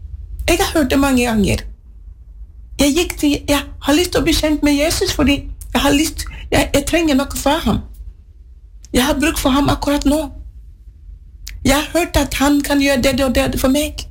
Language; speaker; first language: Norwegian; non-native, fluent; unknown